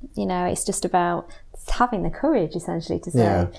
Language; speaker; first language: English; native; English